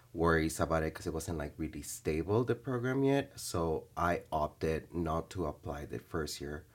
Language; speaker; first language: English; early bilingual, other home language; Spanish